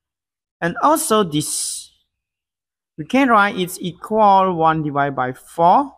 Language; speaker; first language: English; non-native, learner; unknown